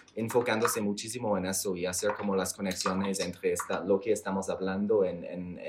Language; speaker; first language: Spanish; non-native, fluent; English